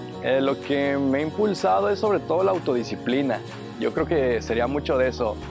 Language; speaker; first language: Spanish; native; Spanish